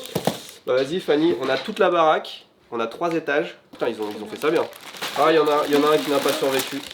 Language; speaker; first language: French; native; French